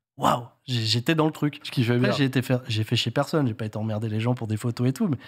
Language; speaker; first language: French; native; French